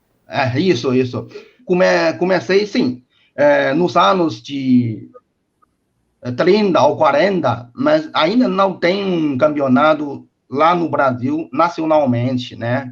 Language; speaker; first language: Portuguese; non-native, fluent; Chinese